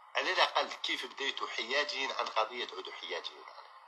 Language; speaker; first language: Arabic; native; Arabic